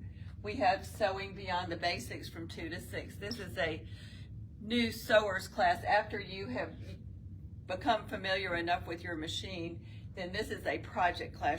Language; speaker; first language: English; native; English